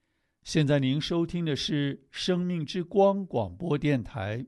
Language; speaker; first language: Chinese; native; Chinese